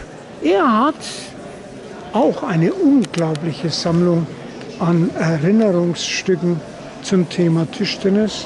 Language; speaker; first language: German; native; German